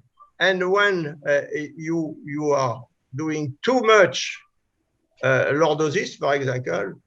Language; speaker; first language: English; non-native, fluent; French